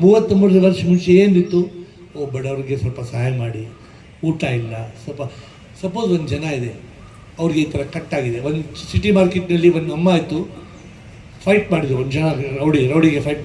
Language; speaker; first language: Kannada; non-native, local second language; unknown